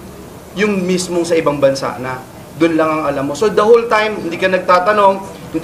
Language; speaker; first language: Filipino; native; Filipino